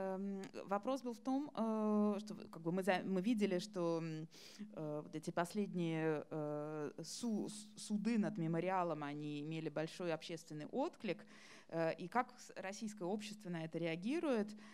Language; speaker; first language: Russian; native; Russian